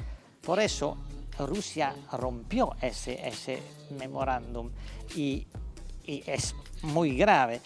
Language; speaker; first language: Spanish; non-native, fluent; Italian